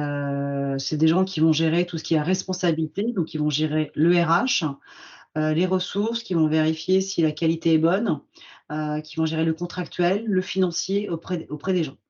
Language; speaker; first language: French; native; French